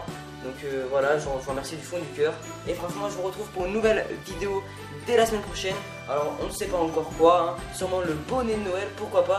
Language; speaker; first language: French; native; French